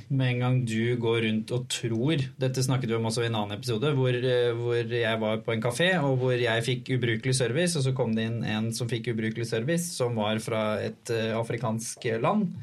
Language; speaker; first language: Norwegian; native; Norwegian